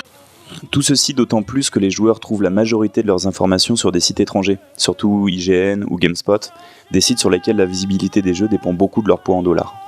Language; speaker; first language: French; native; French